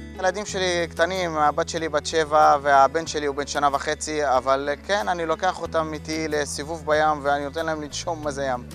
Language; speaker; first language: Hebrew; non-native, local second language; Arabic